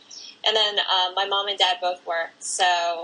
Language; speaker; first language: English; native; English